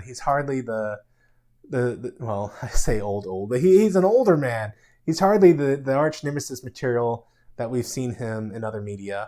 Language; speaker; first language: English; native; English